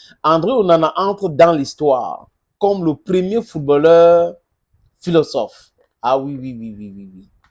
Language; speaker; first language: French; non-native, local second language; English